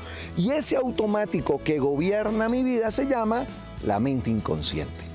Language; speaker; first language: Spanish; native; Spanish